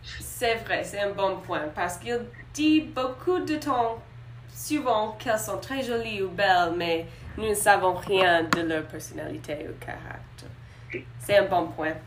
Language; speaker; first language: French; non-native, learner; English